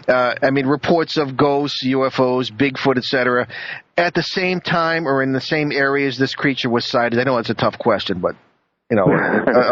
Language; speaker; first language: English; native; English